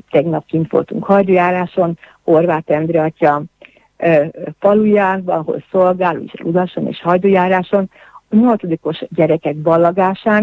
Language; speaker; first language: Hungarian; native; Hungarian